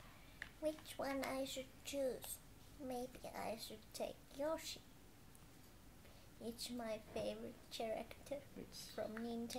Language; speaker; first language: English; non-native, fluent; Finnish